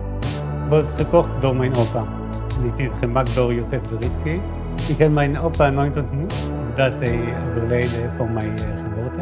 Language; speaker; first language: Dutch; non-native, learner; Hebrew